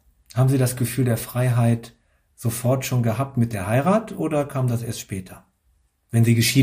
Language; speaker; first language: German; native; German